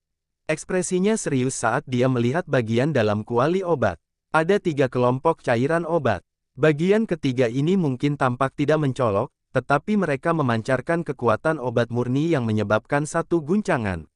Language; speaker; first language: Indonesian; native; Indonesian